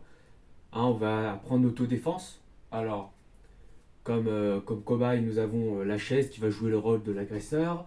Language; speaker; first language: French; native; French